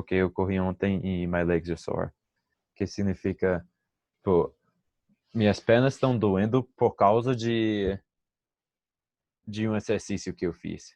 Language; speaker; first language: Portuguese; non-native, fluent; English